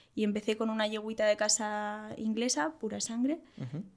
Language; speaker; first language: Spanish; native; Spanish